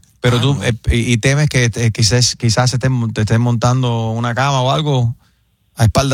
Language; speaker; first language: Spanish; native; Spanish